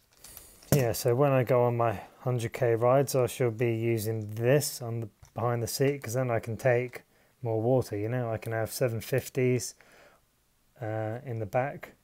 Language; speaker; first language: English; native; English